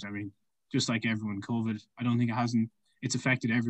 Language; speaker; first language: English; native; English